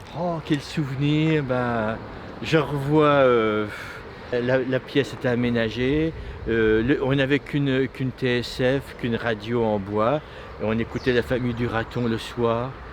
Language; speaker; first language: French; native; French